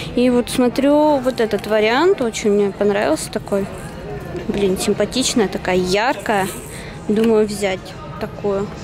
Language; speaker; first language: Russian; native; Russian